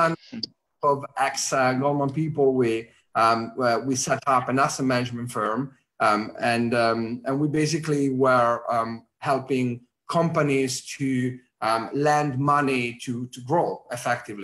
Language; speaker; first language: English; non-native, fluent; Italian